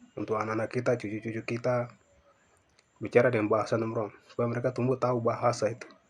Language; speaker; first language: Indonesian; non-native, local second language; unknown